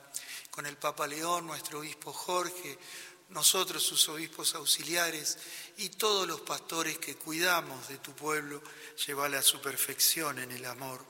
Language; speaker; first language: Spanish; native; Spanish